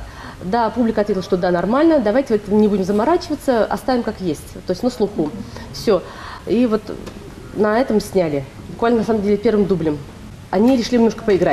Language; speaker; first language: Russian; native; Russian